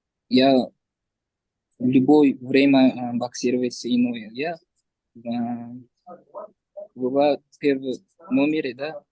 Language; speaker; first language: Russian; non-native, learner; Uzbek